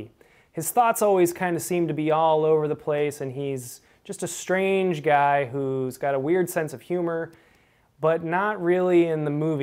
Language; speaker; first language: English; native; English